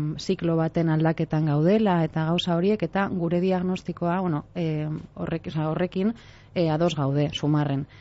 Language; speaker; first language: Basque; non-native, local second language; Spanish